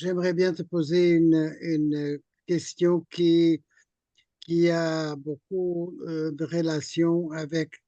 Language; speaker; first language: French; non-native, fluent; Portuguese